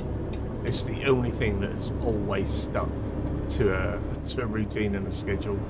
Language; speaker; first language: English; native; English